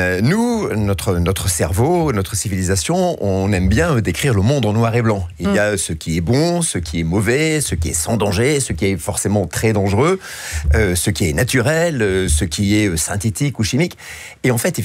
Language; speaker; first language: French; native; French